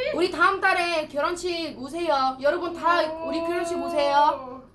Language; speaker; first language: Korean; non-native, fluent; Arabic